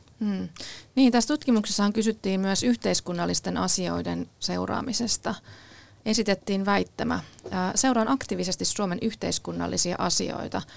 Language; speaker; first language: Finnish; native; Finnish